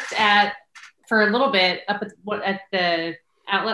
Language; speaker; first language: English; native; English